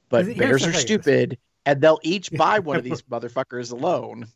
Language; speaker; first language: English; native; English